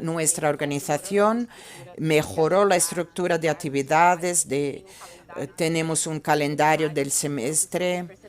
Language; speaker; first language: Spanish; non-native, fluent; Portuguese